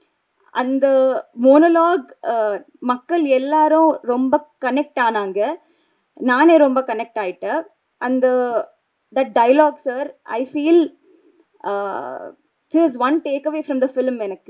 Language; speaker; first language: Tamil; non-native, learner; Telugu